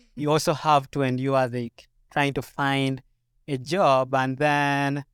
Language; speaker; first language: English; non-native, local second language; Ganda